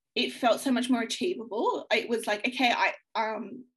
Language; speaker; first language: English; native; English